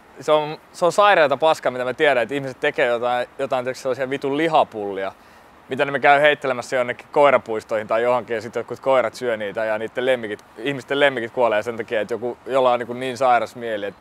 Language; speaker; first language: Finnish; native; Finnish